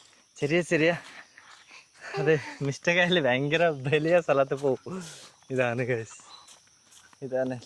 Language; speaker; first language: Malayalam; non-native, learner; Bangla